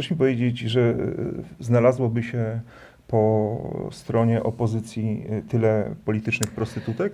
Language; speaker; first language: Polish; native; Polish